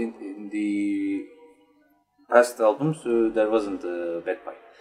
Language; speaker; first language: English; non-native, fluent; Turkish